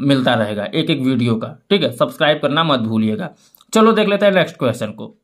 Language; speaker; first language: Hindi; native; Hindi